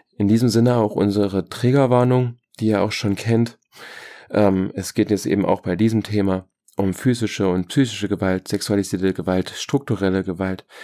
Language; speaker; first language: German; native; German